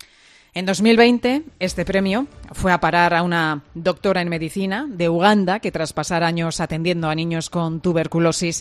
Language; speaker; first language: Spanish; native; Spanish